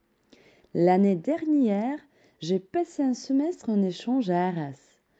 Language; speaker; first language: French; non-native, fluent; Croatian